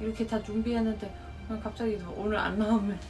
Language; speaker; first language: Korean; non-native, fluent; German